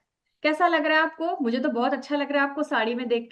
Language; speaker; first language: Hindi; native; Hindi